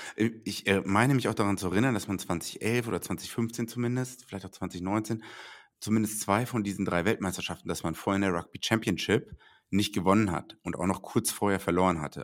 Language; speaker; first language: German; native; German